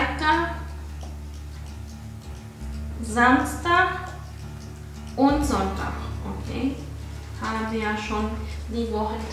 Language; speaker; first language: German; non-native, fluent; Spanish